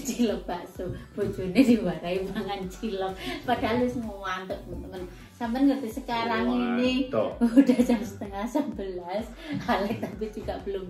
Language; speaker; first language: Indonesian; non-native, local second language; Javanese